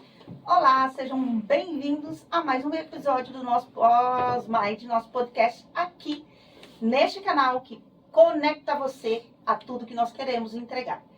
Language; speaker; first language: Portuguese; native; Portuguese